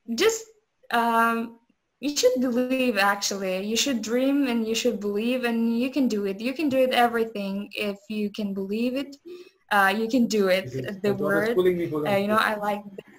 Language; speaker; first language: English; non-native, learner; Azerbaijani